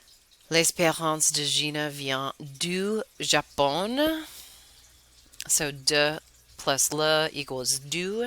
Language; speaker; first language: French; non-native, fluent; English